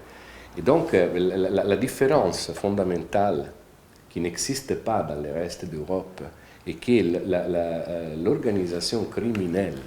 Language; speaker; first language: French; non-native, fluent; Italian